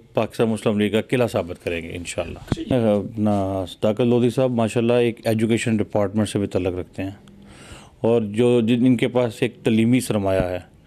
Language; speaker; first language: Urdu; non-native, local second language; Punjabi